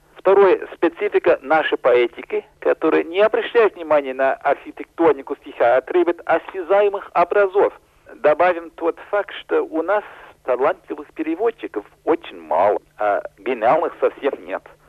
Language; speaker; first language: Russian; non-native, fluent; English